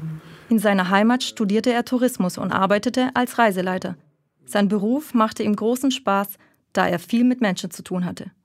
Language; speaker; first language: German; native; German